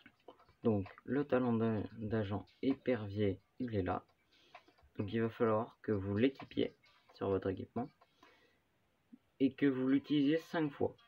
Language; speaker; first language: French; native; French